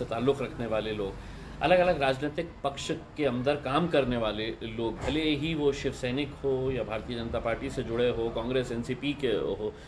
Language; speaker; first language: Hindi; non-native, local second language; Urdu